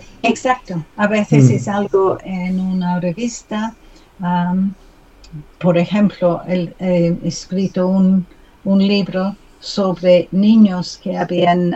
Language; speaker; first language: Spanish; non-native, learner; English